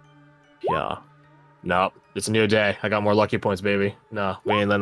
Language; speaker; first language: English; native; English